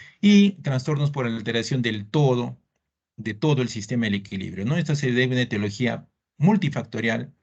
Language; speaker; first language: Spanish; native; Spanish